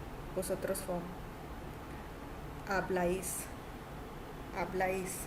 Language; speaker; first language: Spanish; non-native, fluent; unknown